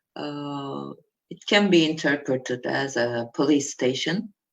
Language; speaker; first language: English; non-native, fluent; Turkish